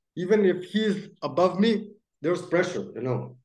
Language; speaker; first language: English; non-native, fluent; Macedonian